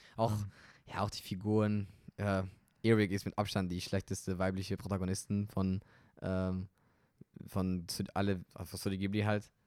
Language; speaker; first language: German; non-native, fluent; Romanian